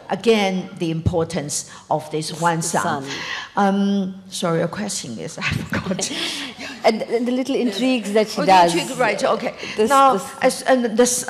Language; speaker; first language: English; non-native, fluent; Chinese